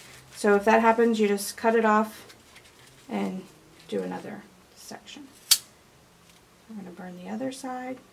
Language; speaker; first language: English; native; English